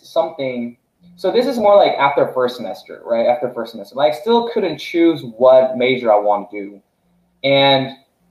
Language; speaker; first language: English; non-native, fluent; Korean